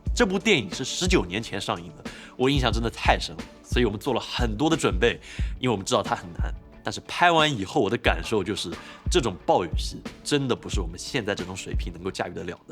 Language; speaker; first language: Chinese; native; Chinese